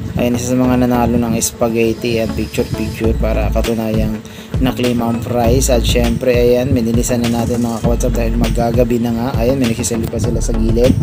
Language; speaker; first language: Filipino; non-native, local second language; Cebuano